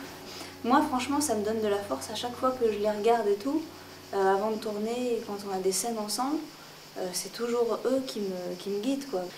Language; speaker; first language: French; native; French